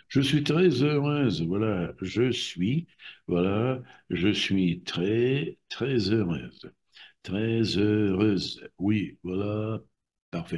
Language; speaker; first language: French; non-native, fluent; Russian